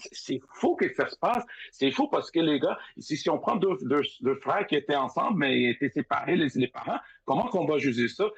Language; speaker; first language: French; non-native, fluent; Portuguese